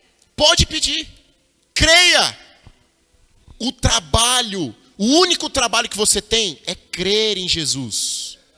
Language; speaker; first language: Portuguese; native; Portuguese